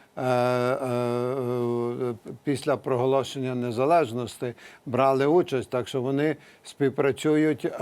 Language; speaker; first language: Ukrainian; early bilingual, heritage; Ukrainian